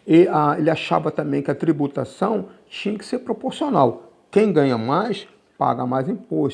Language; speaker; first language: Portuguese; native; Portuguese